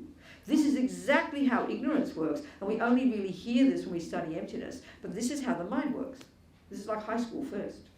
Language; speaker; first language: English; native; English